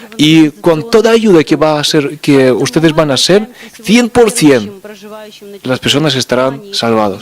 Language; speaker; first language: Spanish; non-native, fluent; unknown